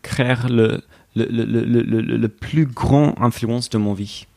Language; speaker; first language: French; non-native, learner; English